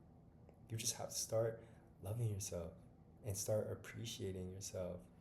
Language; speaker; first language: English; native; English